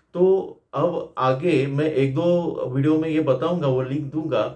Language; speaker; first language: Hindi; non-native, local second language; Marathi